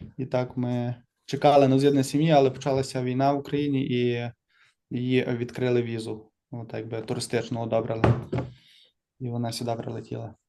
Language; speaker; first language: Ukrainian; native; Ukrainian